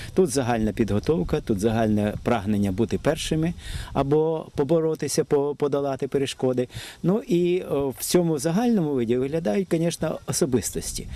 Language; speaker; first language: Ukrainian; native; Ukrainian